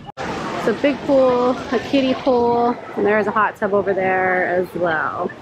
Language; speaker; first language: English; native; English